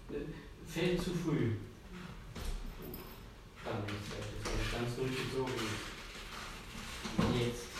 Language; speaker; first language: German; native; German